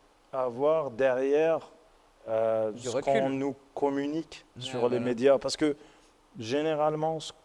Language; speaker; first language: French; non-native, local second language; Arabic